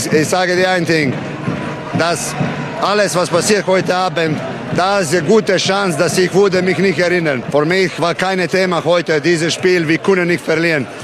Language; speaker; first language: German; non-native, learner; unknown